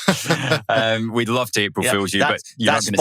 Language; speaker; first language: English; native; English